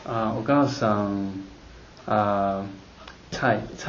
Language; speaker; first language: Japanese; non-native, learner; Chinese